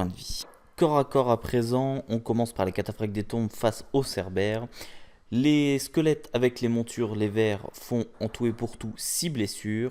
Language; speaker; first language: French; native; French